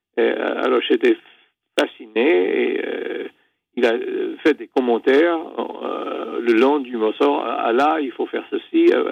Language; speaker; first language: French; non-native, fluent; English